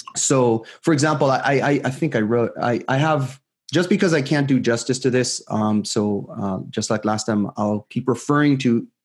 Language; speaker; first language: English; non-native, fluent; Hebrew